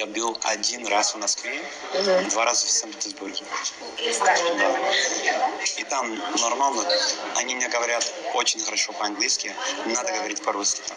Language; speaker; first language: Russian; non-native, learner; English